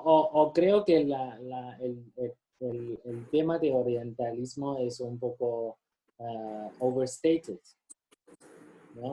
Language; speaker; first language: Spanish; non-native, fluent; Chinese